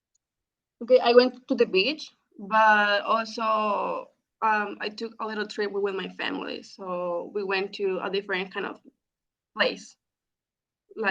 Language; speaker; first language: English; non-native, learner; Spanish